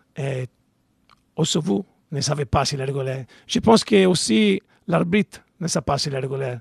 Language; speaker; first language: French; non-native, fluent; Italian